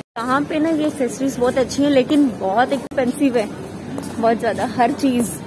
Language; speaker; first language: Hindi; native; Hindi